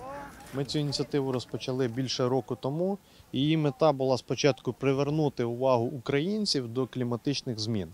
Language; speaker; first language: Ukrainian; native; Ukrainian